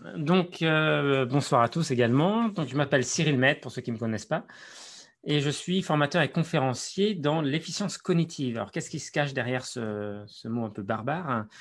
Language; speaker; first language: French; native; French